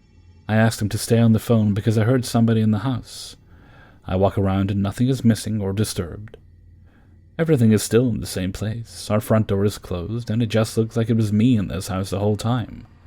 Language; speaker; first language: English; native; English